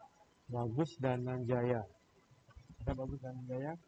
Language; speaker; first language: Indonesian; native; Indonesian